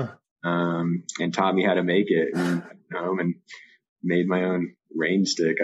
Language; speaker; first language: English; native; English